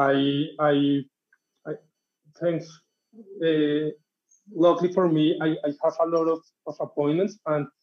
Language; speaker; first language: English; non-native, learner; Spanish